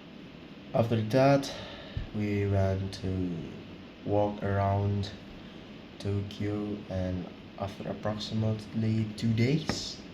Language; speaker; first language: English; non-native, learner; Indonesian